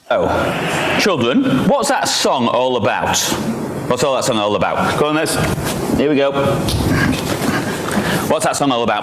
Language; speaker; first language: English; native; English